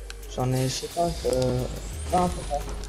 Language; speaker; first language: French; native; French